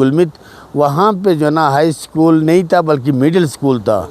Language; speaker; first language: Urdu; non-native, local second language; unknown